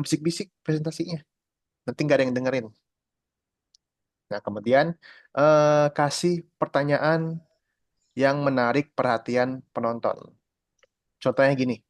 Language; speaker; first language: Indonesian; native; Indonesian